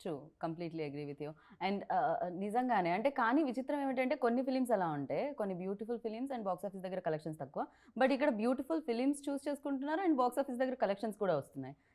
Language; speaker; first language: Telugu; native; Telugu